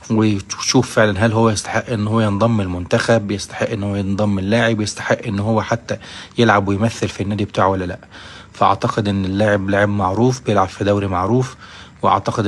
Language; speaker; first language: Arabic; native; Arabic